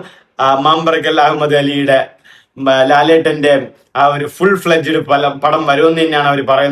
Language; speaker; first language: Malayalam; native; Malayalam